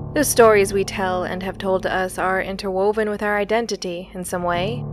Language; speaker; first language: English; early bilingual, other home language; Filipino